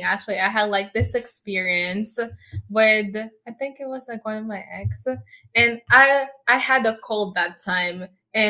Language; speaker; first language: English; non-native, local second language; Filipino